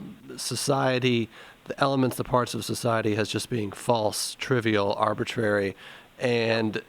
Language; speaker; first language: English; native; English